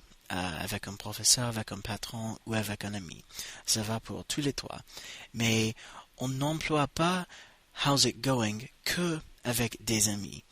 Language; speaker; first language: French; non-native, fluent; English